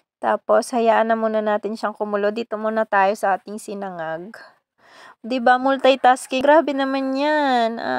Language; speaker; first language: Filipino; non-native, local second language; Bikol